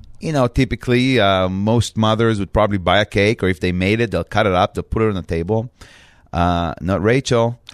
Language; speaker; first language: English; non-native, fluent; Hebrew